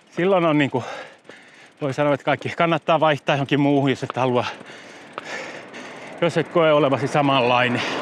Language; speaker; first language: Finnish; native; Finnish